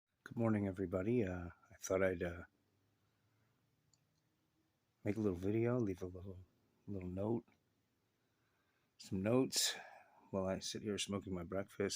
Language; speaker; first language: English; native; English